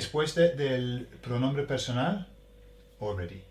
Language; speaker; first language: Spanish; non-native, fluent; English